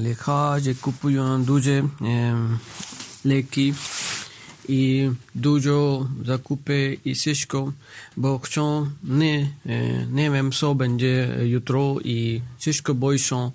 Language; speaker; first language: Polish; non-native, learner; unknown